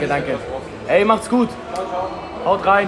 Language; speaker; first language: German; native; German